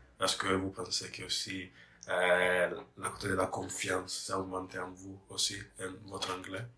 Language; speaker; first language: French; non-native, learner; English